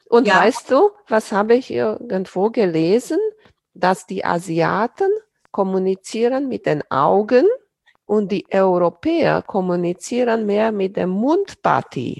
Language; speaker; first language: German; non-native, fluent; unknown